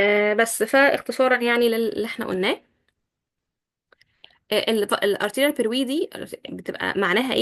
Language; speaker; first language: Arabic; native; Arabic